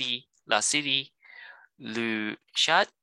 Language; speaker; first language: French; non-native, learner; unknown